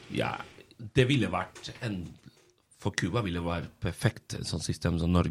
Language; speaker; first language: Norwegian; non-native, fluent; Spanish